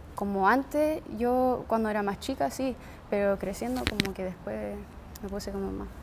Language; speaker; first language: Spanish; early bilingual, heritage; Spanish